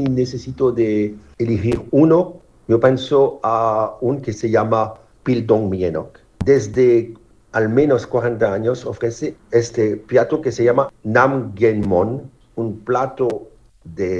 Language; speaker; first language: Spanish; non-native, learner; French